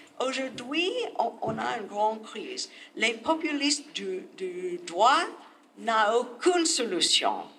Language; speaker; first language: French; non-native, learner; English